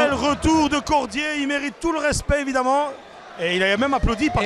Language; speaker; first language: French; native; French